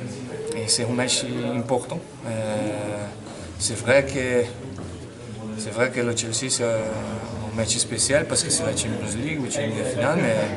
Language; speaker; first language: French; non-native, fluent; Portuguese